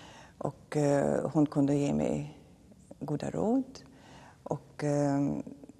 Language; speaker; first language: Swedish; non-native, fluent; German